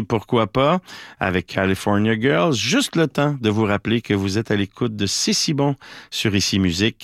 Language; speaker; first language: French; native; French